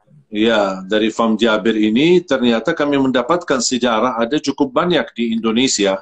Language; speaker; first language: Indonesian; non-native, fluent; Arabic